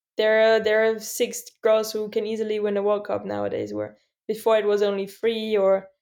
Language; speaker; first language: English; non-native, fluent; German